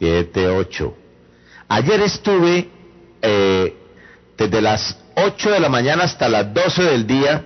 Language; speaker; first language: Spanish; native; Spanish